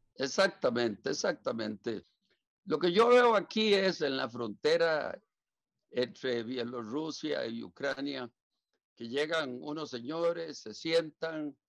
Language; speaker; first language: Spanish; native; Spanish